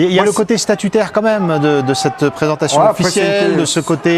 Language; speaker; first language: French; native; French